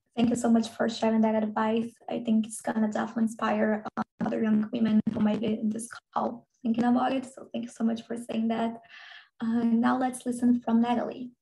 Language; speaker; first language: English; non-native, fluent; Portuguese